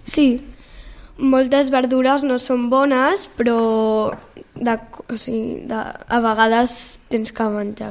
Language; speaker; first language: Catalan; non-native, local second language; Spanish